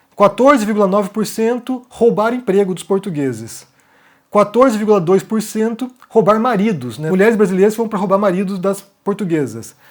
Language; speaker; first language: Portuguese; native; Portuguese